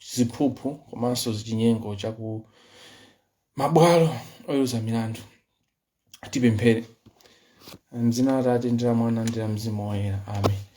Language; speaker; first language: Nyanja; non-native, local second language; Yao